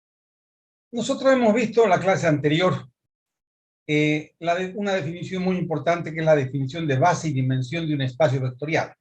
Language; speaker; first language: Spanish; native; Spanish